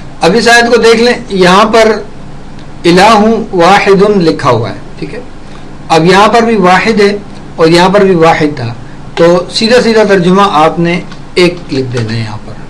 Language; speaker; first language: Urdu; native; Urdu